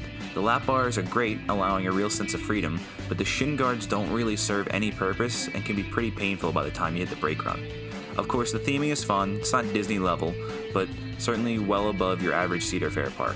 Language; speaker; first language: English; native; English